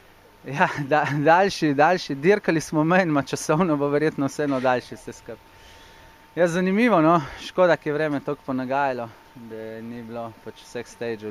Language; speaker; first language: Slovenian; native; Slovenian